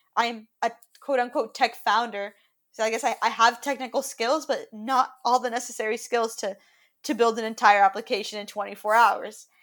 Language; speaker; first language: English; native; English